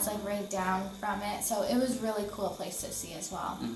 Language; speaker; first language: English; native; English